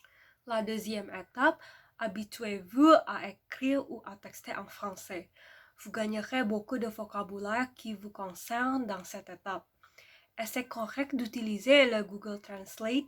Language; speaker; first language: French; non-native, fluent; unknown